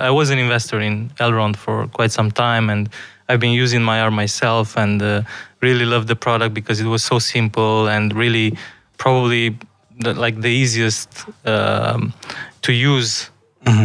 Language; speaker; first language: English; non-native, fluent; Romanian